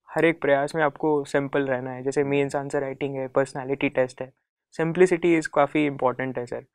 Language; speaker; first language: Hindi; non-native, local second language; Marathi